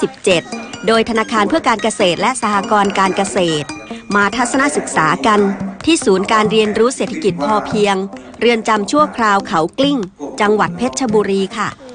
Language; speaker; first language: Thai; native; Thai